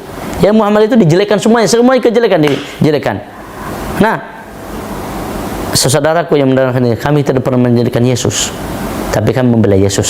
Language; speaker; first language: Indonesian; non-native, local second language; Nias